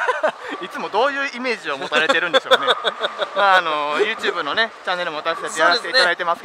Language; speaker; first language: Japanese; native; Japanese